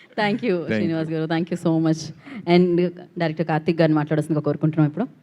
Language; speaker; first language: Telugu; native; Telugu